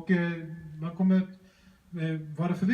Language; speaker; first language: Swedish; early bilingual, other home language; Spanish